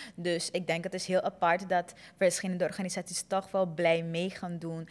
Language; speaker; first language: Dutch; non-native, local second language; Papiamento